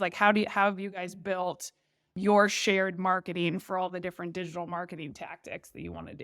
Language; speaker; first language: English; native; English